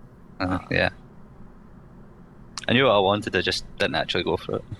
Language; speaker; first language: English; native; English